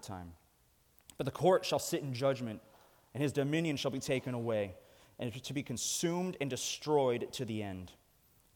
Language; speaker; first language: English; native; English